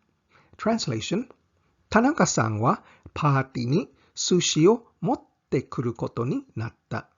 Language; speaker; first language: Japanese; non-native, fluent; English